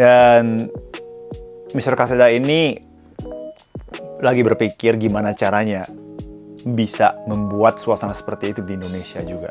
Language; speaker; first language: Indonesian; non-native, fluent; Japanese